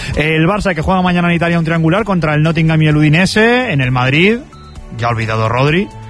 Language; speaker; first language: Spanish; native; Spanish